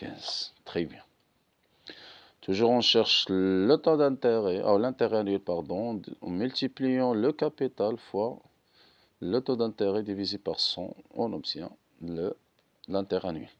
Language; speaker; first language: French; non-native, local second language; Arabic